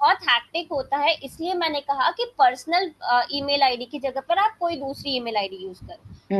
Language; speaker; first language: Hindi; native; Hindi